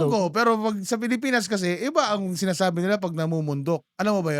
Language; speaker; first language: Filipino; native; Filipino